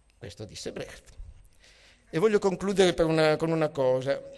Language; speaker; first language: Italian; native; Italian